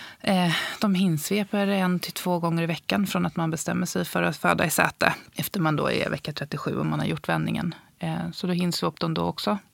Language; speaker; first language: Swedish; native; Swedish